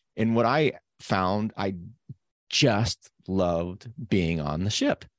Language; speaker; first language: English; native; English